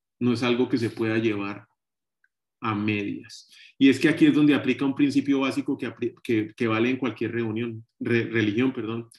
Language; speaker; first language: Spanish; native; Spanish